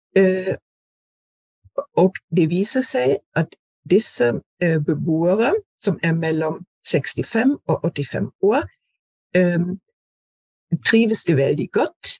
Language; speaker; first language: Norwegian; non-native, fluent; German